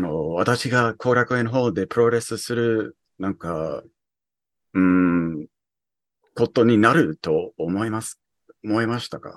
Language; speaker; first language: Japanese; early bilingual, heritage; English